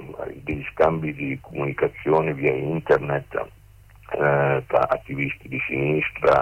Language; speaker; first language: Italian; native; Italian